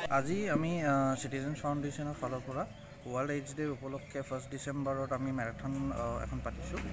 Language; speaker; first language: Assamese; native; Assamese